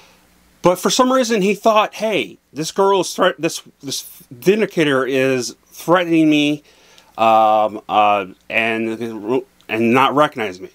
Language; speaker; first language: English; native; English